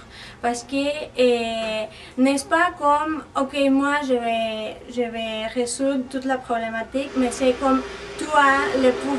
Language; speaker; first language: French; non-native, fluent; Spanish